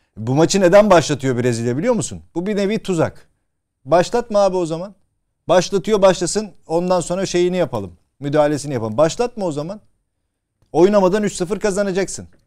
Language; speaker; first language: Turkish; native; Turkish